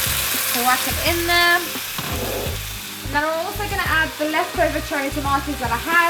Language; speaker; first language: English; native; English